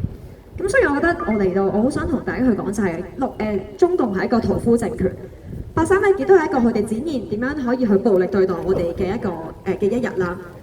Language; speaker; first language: Cantonese; native; Cantonese